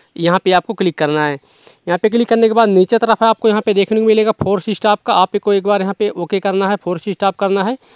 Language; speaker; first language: Hindi; native; Hindi